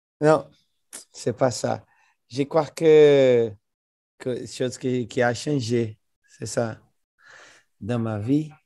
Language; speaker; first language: French; non-native, learner; Portuguese